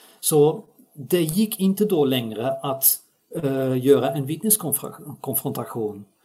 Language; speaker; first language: Swedish; non-native, fluent; Dutch